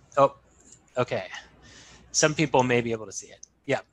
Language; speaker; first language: English; native; English